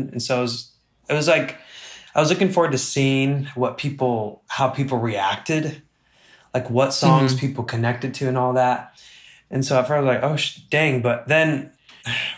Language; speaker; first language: English; native; English